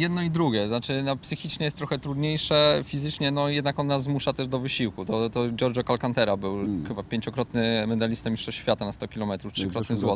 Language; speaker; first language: Polish; native; Polish